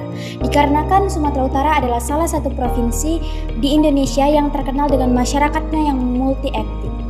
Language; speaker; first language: Indonesian; native; Indonesian